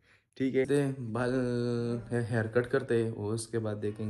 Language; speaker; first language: Hindi; native; Hindi